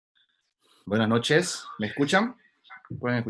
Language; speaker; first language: Spanish; native; Spanish